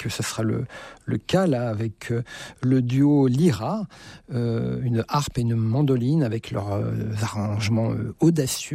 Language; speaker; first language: French; native; French